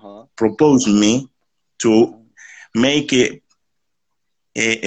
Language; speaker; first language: English; non-native, learner; Spanish